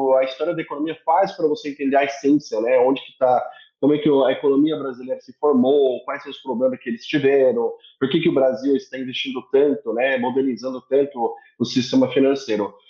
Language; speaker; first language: Portuguese; early bilingual, other home language; Korean